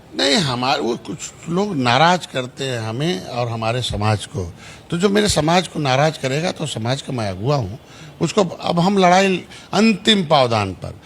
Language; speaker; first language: Hindi; native; Hindi